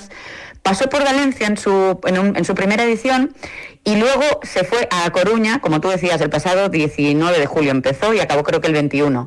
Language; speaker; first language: Spanish; native; Spanish